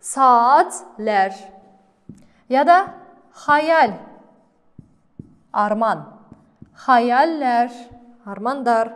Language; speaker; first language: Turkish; non-native, fluent; Kazakh